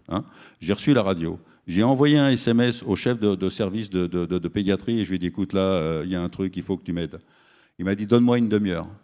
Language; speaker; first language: French; native; French